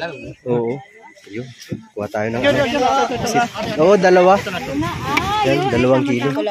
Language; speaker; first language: Filipino; native; Filipino